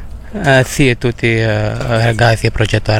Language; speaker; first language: Italian; non-native, learner; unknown